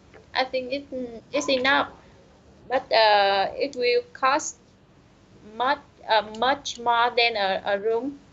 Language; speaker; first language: English; non-native, learner; Vietnamese